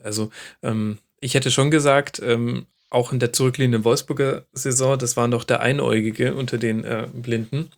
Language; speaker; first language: German; native; German